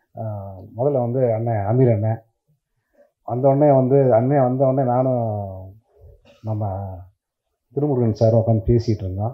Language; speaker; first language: Tamil; native; Tamil